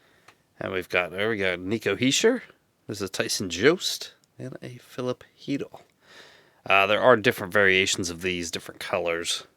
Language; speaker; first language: English; native; English